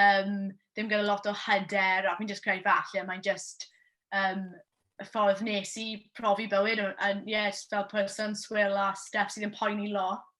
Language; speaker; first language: Welsh; non-native, local second language; English